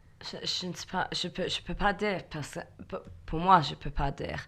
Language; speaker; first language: French; non-native, fluent; English